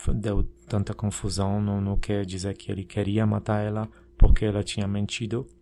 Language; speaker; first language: Portuguese; non-native, fluent; Polish